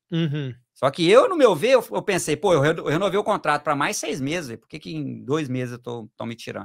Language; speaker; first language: Portuguese; native; Portuguese